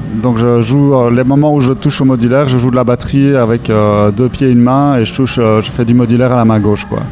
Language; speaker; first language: French; native; French